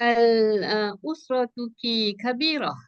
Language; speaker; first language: Arabic; non-native, learner; Malay